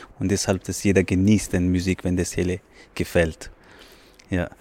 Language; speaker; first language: German; non-native, learner; Urdu